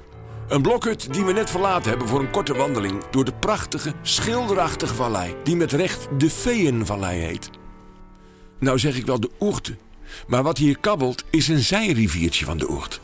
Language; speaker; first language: Dutch; native; Dutch